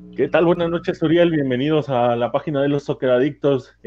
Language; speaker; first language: Spanish; native; Spanish